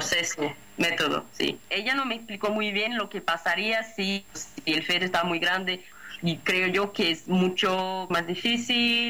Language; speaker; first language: Spanish; non-native, fluent; Portuguese